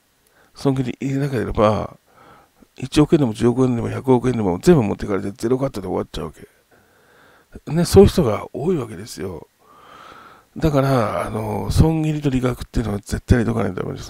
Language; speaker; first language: Japanese; native; Japanese